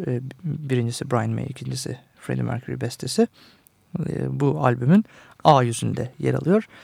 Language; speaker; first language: Turkish; native; Turkish